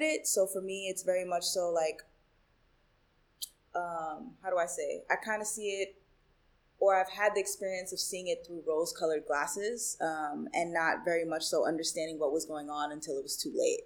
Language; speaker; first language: English; early bilingual, other home language; Spanish